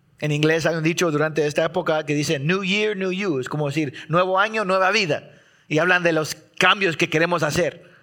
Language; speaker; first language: Spanish; early bilingual, heritage; Spanish